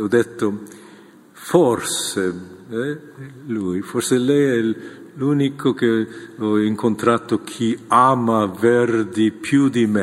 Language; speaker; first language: Italian; non-native, fluent; Korean